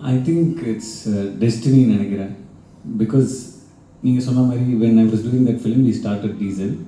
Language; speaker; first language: English; non-native, local second language; Tamil